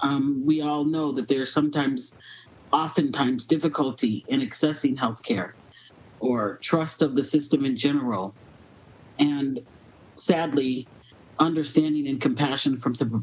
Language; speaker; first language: English; native; English